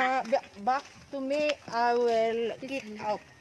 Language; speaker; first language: English; non-native, learner; Cebuano